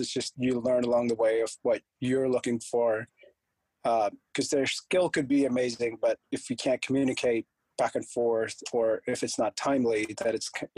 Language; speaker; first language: English; non-native, local second language; Punjabi